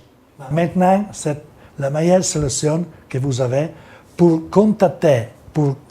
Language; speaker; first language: French; non-native, learner; Italian